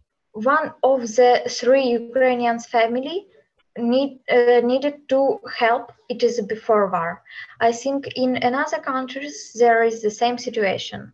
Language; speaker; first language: English; non-native, learner; Ukrainian